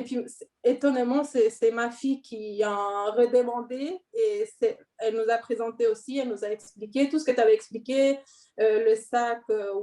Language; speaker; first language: French; non-native, fluent; Spanish